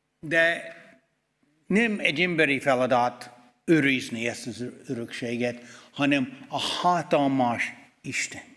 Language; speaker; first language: Hungarian; non-native, fluent; English